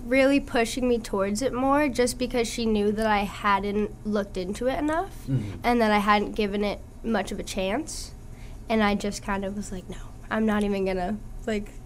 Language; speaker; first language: English; native; English